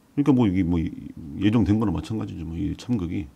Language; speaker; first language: Korean; native; Korean